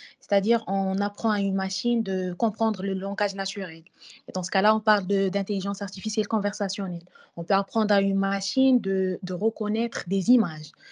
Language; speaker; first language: French; non-native, local second language; Arabic